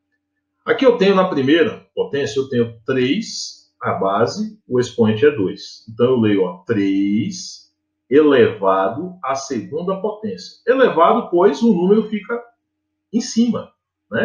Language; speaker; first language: Portuguese; native; Portuguese